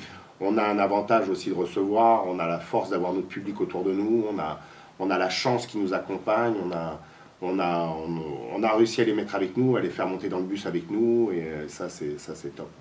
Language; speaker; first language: French; native; French